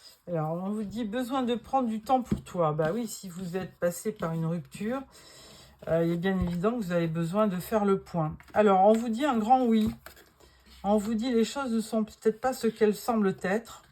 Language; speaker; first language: French; native; French